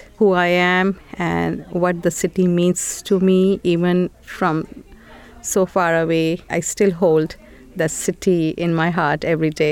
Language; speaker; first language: English; non-native, local second language; Hindi